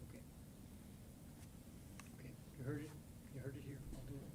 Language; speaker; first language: English; native; English